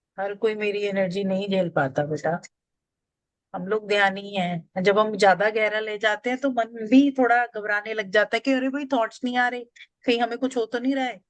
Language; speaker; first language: Hindi; native; Hindi